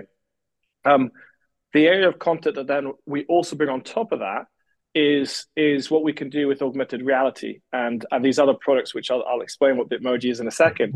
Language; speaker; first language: English; native; English